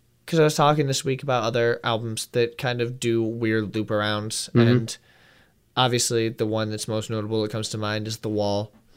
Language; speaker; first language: English; native; English